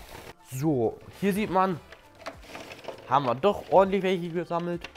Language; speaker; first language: German; native; German